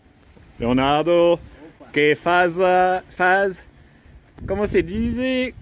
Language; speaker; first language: Portuguese; non-native, learner; French